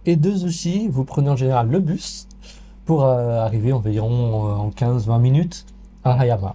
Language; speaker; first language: French; native; French